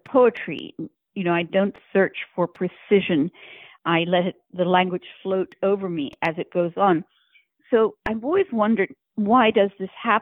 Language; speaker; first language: English; native; English